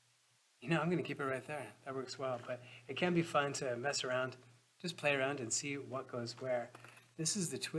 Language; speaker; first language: English; native; English